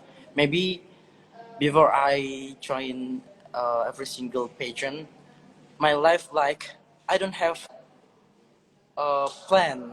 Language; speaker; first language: English; non-native, learner; Indonesian